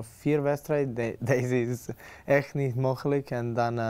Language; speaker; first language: Dutch; non-native, learner; Serbian